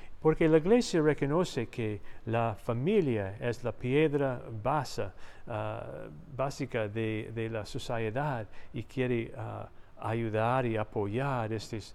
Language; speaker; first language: Spanish; non-native, learner; English